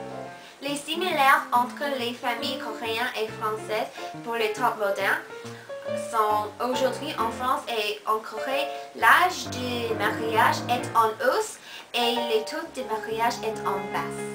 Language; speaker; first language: French; non-native, learner; Korean